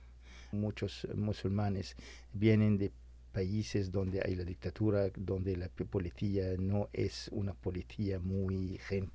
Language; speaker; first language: Spanish; non-native, fluent; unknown